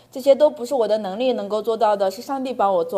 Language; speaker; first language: Chinese; native; Chinese